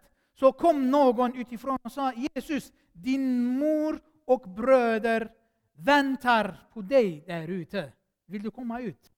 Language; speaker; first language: Swedish; non-native, fluent; Armenian